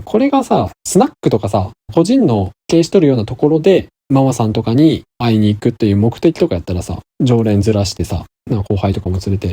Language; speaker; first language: Japanese; native; Japanese